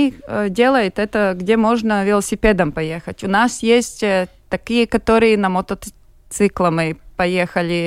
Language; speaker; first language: Russian; non-native, local second language; Latvian